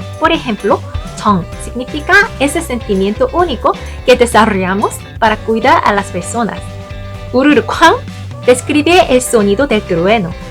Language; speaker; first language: Spanish; non-native, fluent; Korean